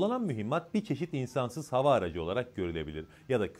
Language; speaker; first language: Turkish; native; Turkish